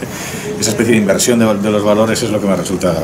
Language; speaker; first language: Spanish; native; Spanish